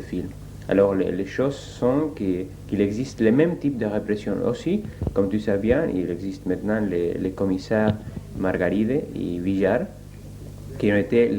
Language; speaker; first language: French; non-native, learner; Spanish